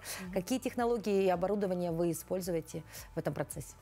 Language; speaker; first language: Russian; native; Russian